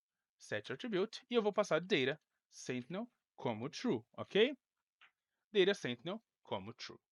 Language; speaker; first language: Portuguese; native; Portuguese